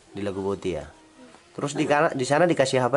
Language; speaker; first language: Indonesian; native; Indonesian